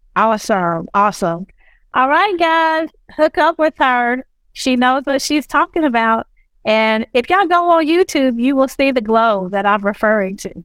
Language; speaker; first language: English; native; English